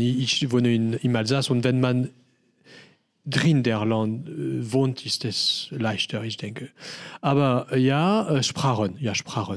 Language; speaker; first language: German; non-native, learner; French